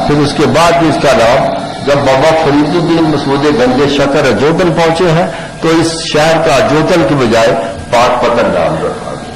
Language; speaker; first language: Urdu; non-native, local second language; Punjabi